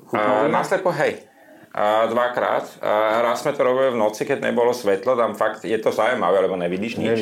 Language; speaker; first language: Slovak; non-native, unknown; German